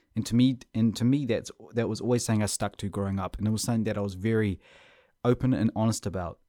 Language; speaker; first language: English; native; English